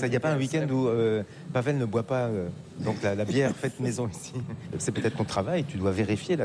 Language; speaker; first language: French; native; French